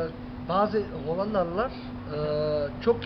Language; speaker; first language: Turkish; early bilingual, heritage; Turkish